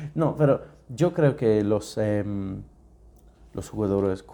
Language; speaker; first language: Spanish; non-native, fluent; English